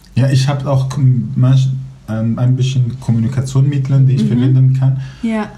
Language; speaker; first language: German; non-native, fluent; Kurdish